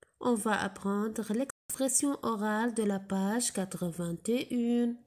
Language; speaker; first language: French; non-native, local second language; Arabic